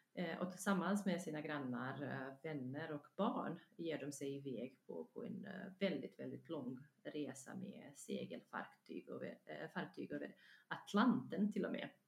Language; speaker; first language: Swedish; non-native, fluent; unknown